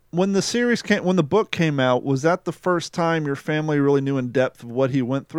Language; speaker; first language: English; native; English